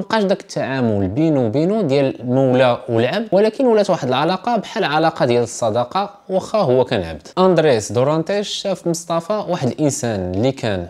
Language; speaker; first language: Arabic; native; Arabic